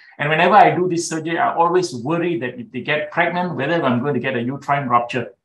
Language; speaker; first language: English; non-native, local second language; Tamil